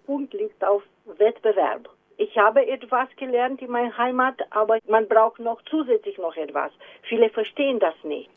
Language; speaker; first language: German; non-native, fluent; Romanian